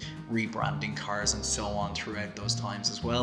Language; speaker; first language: English; native; English